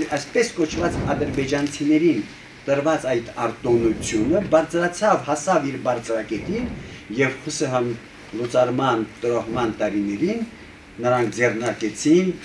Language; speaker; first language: Armenian; native; Armenian